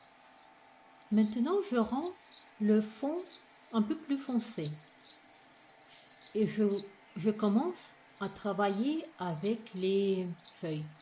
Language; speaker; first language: French; non-native, fluent; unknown